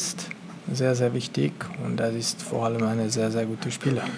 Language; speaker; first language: German; non-native, local second language; French